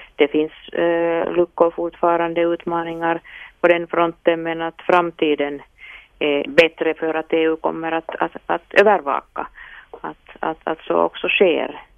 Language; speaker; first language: Swedish; non-native, local second language; Finnish